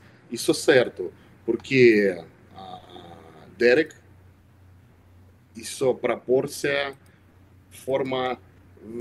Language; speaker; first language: Portuguese; non-native, learner; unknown